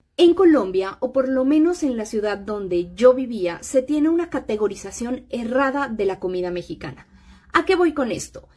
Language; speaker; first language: Spanish; native; Spanish